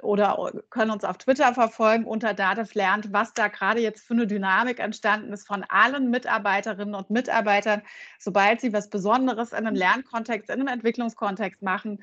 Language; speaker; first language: German; native; German